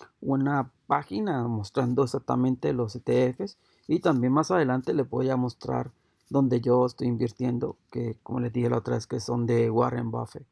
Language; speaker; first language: Spanish; native; Spanish